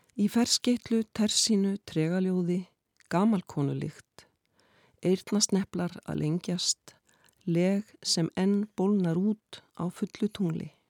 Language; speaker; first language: Icelandic; native; Icelandic